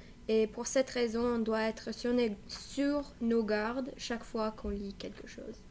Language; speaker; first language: French; non-native, fluent; English